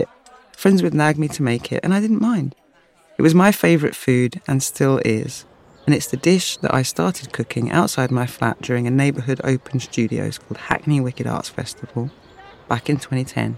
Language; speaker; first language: English; native; English